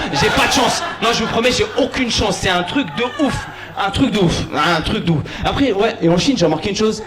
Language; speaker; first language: French; early bilingual, other home language; Arabic